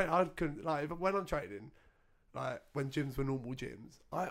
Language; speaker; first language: English; native; English